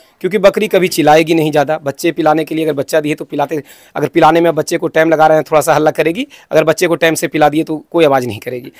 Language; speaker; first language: Hindi; native; Hindi